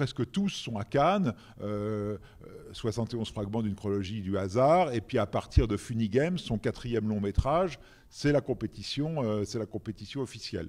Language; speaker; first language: French; native; French